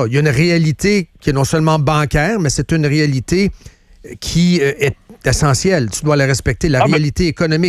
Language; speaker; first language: French; native; French